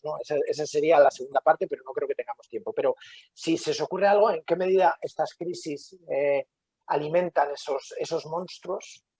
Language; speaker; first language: Spanish; native; Spanish